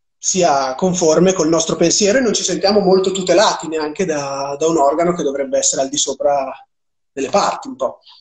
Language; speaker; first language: Italian; native; Italian